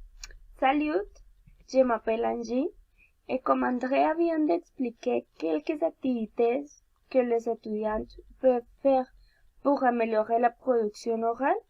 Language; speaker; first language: French; non-native, learner; Spanish